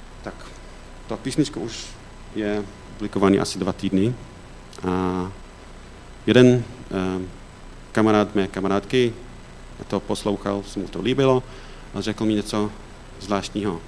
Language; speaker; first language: Czech; non-native, fluent; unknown